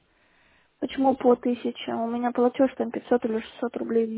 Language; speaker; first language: Russian; native; Russian